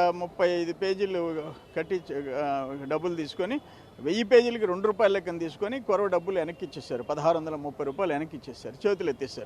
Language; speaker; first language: Telugu; native; Telugu